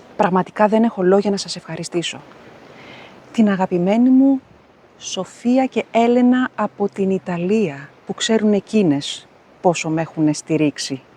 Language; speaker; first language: Greek; native; Greek